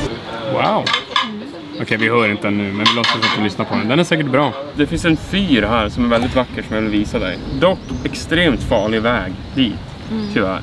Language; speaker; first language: Swedish; native; Swedish